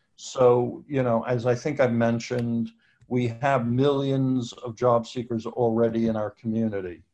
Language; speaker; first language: English; native; English